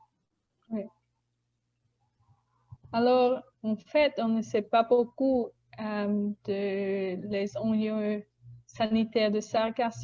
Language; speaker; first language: French; non-native, learner; Spanish